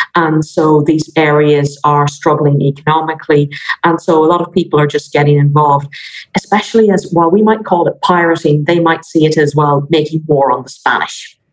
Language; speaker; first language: English; native; English